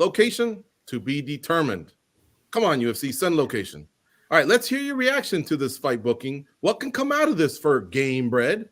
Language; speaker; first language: English; native; English